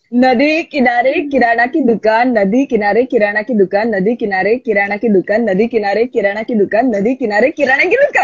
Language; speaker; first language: Hindi; non-native, local second language; Marathi